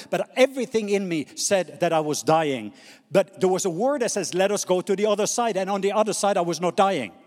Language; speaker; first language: English; non-native, fluent; Norwegian